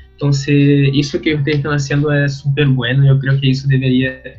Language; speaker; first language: Spanish; non-native, learner; Portuguese